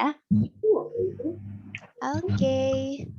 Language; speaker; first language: English; non-native, fluent; Indonesian